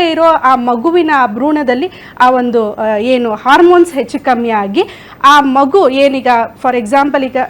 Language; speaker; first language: Kannada; native; Kannada